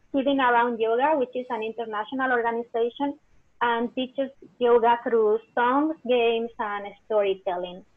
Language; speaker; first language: English; non-native, fluent; Spanish